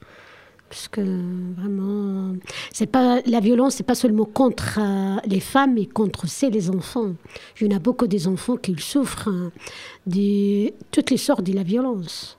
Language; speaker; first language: French; non-native, learner; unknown